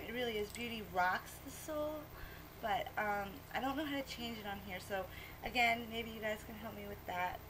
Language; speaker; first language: English; native; English